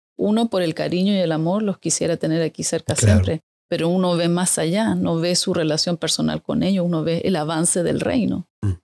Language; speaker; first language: Spanish; native; Spanish